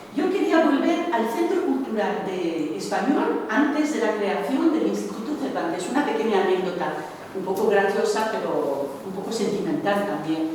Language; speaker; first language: Spanish; non-native, fluent; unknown